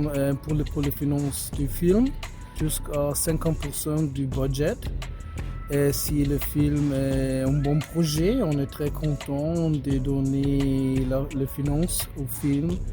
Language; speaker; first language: French; non-native, fluent; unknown